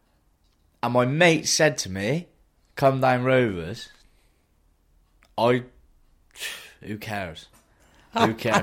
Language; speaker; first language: English; native; English